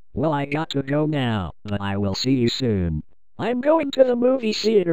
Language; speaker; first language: English; native; English